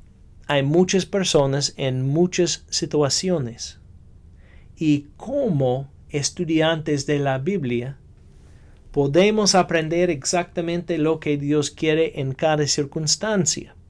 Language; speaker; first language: Spanish; non-native, fluent; English